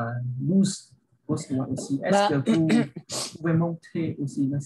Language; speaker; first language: French; non-native, learner; Vietnamese